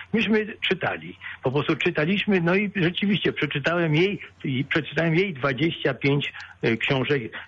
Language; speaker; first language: Polish; early bilingual, other home language; French